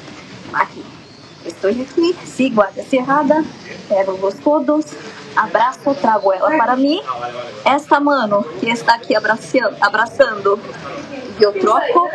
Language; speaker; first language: Spanish; non-native, learner; Portuguese